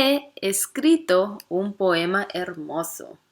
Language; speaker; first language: Spanish; non-native, fluent; English